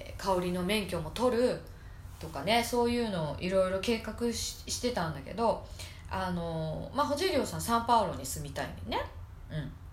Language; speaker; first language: Japanese; native; Japanese